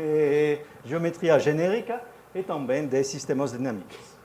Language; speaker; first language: Portuguese; non-native, fluent; French